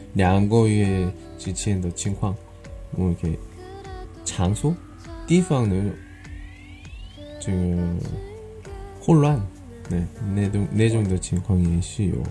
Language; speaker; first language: Chinese; non-native, learner; Korean